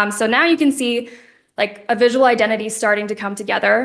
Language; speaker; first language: English; native; English